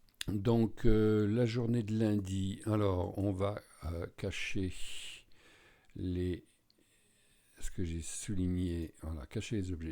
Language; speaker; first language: French; native; French